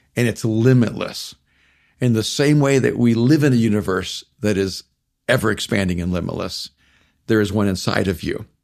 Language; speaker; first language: English; early bilingual, other home language; Spanish